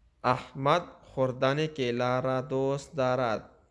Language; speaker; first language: Persian; non-native, local second language; Pashto